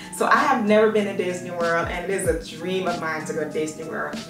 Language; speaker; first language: English; native; English